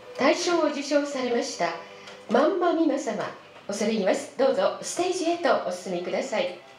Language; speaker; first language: Japanese; native; Japanese